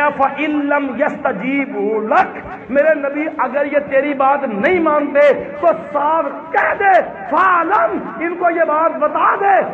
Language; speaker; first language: Urdu; non-native, local second language; Punjabi